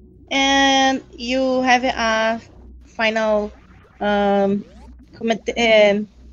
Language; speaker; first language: English; non-native, learner; Portuguese